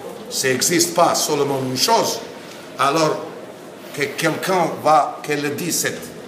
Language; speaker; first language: French; non-native, learner; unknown